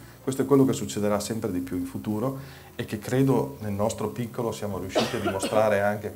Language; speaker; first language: Italian; native; Italian